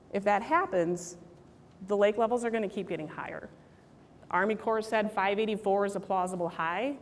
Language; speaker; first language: English; native; English